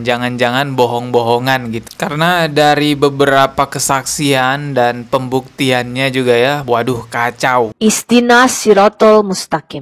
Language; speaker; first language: Indonesian; native; Indonesian